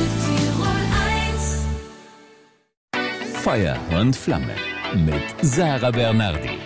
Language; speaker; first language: German; native; German